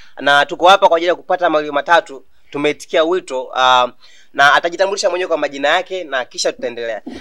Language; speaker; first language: Swahili; native; Swahili